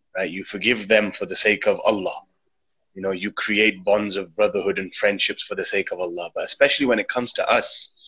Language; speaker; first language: English; native; English